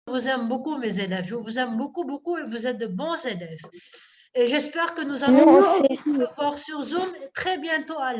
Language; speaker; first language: French; non-native, local second language; Arabic